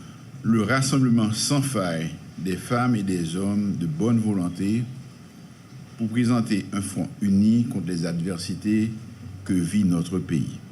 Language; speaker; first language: French; non-native, local second language; Haitian Creole